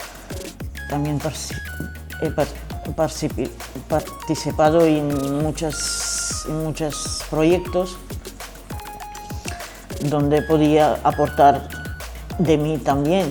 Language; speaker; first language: Spanish; non-native, fluent; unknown